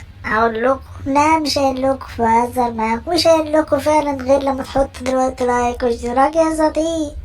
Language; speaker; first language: Arabic; native; Arabic